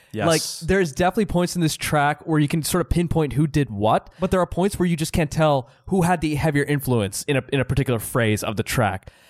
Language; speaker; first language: English; early bilingual, other home language; Hindi